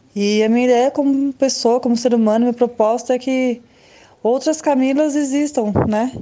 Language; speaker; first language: Portuguese; native; Portuguese